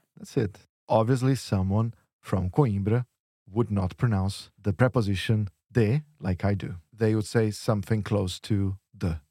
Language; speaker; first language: English; non-native, fluent; Portuguese